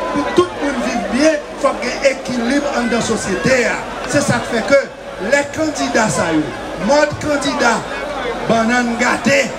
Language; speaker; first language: French; non-native, local second language; Haitian Creole